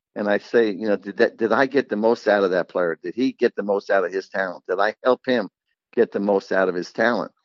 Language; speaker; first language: English; native; English